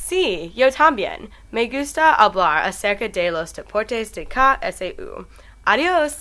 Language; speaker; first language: Spanish; non-native, learner; English